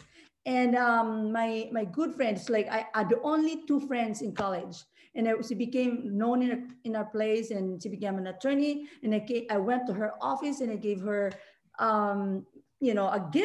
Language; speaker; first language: English; non-native, local second language; Filipino